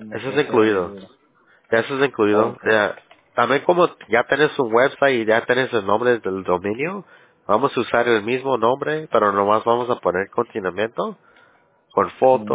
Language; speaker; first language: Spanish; early bilingual, heritage; English